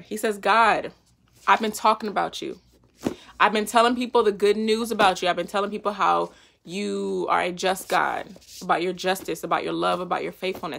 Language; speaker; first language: English; native; English